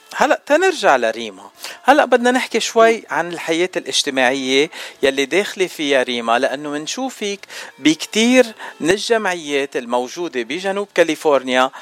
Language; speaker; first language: Arabic; native; Arabic